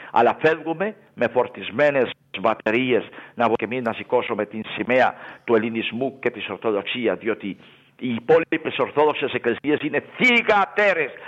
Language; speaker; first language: Greek; non-native, fluent; Spanish